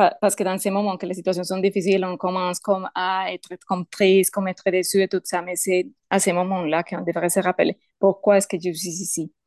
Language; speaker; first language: French; non-native, learner; Spanish